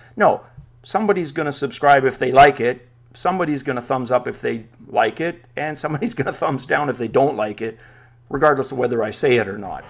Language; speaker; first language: English; native; English